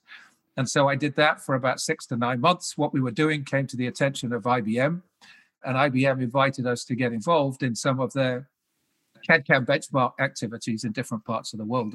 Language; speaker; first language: English; native; English